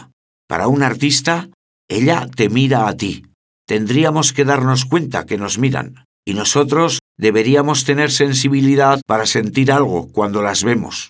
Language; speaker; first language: Spanish; native; Spanish